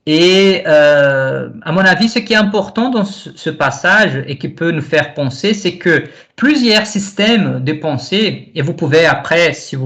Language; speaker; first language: French; non-native, fluent; Portuguese